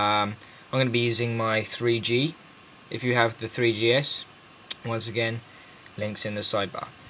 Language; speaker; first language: English; native; English